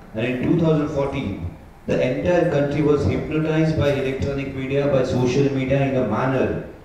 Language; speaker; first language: English; non-native, local second language; Marathi